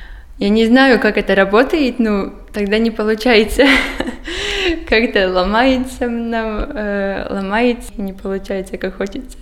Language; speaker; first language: Russian; non-native, local second language; Latvian